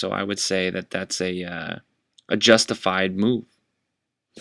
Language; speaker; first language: English; native; English